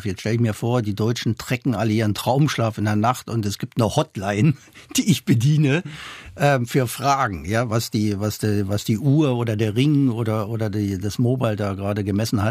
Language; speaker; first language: German; non-native, fluent; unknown